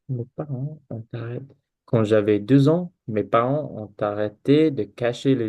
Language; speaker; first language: French; non-native, learner; English